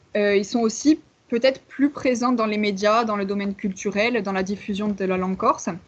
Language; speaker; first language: French; native; French